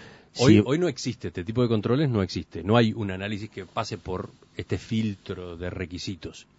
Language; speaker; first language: Spanish; native; Spanish